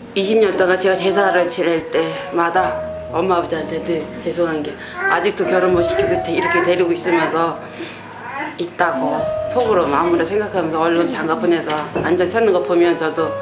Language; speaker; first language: Korean; native; Korean